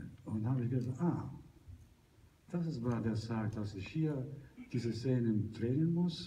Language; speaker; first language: German; non-native, learner; Italian